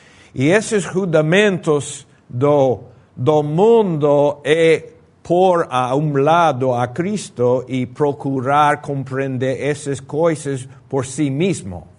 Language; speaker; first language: Portuguese; non-native, fluent; Spanish